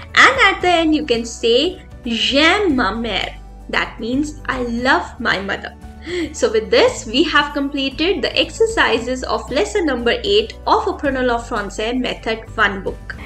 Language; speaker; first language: English; non-native, local second language; Hindi